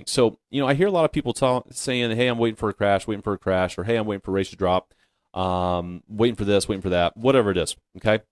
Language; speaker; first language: English; native; English